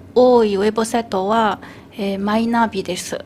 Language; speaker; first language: Japanese; non-native, fluent; Chinese